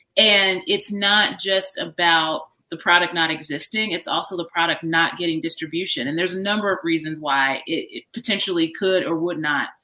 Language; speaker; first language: English; native; English